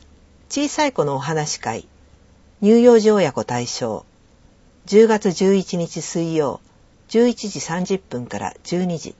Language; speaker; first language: Japanese; native; Japanese